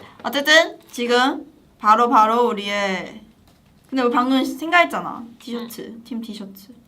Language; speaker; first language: Korean; non-native, fluent; Chinese